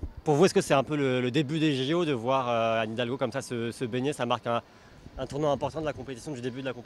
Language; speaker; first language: French; native; French